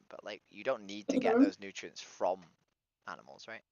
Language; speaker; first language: English; native; English